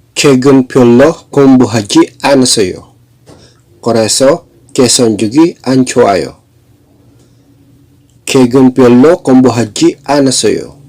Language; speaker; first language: Korean; non-native, learner; Filipino